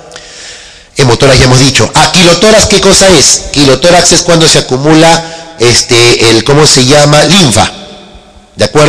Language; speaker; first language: Spanish; native; Spanish